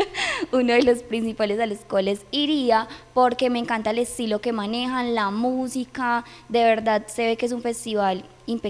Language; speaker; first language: Spanish; native; Spanish